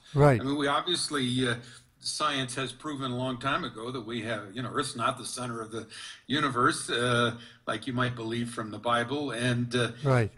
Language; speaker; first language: English; native; English